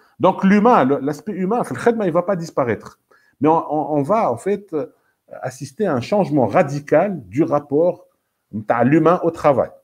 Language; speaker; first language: French; non-native, local second language; Arabic